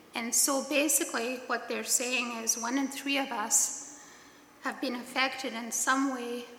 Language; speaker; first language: English; native; English